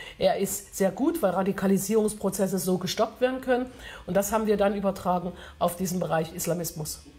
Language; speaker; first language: German; native; German